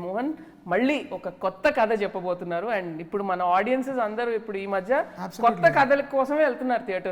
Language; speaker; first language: Telugu; native; Telugu